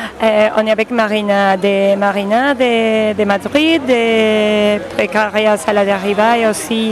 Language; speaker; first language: French; non-native, learner; Spanish